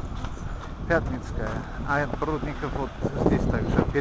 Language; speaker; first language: Russian; non-native, learner; English